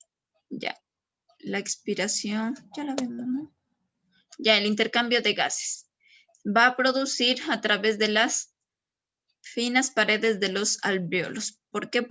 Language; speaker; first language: Spanish; native; Spanish